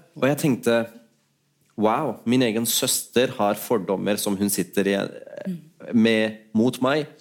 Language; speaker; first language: Norwegian; early bilingual, other home language; Urdu